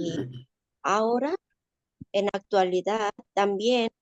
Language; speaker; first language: Spanish; non-native, learner; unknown